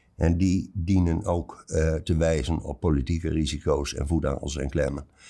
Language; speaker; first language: Dutch; native; Dutch